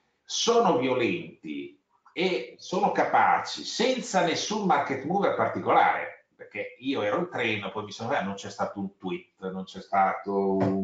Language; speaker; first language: Italian; native; Italian